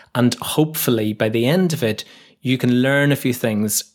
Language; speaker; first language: English; native; English